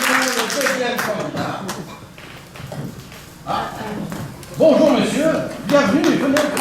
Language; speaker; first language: French; native; French